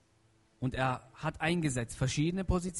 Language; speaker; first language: German; non-native, fluent; Russian